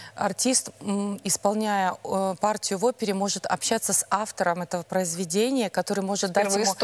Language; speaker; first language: Russian; non-native, local second language; Belarusian